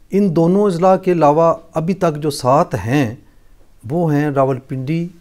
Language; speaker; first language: Urdu; non-native, local second language; Punjabi